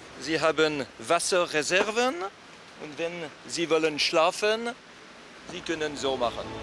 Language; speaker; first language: German; non-native, local second language; French